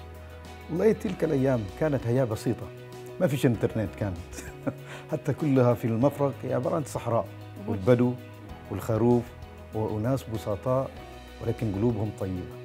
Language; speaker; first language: Arabic; non-native, fluent; Malay